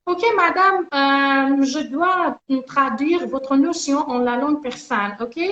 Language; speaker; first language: French; non-native, learner; Persian